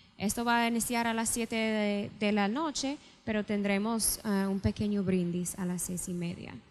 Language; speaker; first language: Spanish; native; Spanish